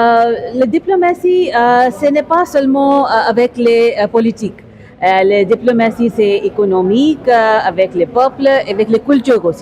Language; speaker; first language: French; non-native, fluent; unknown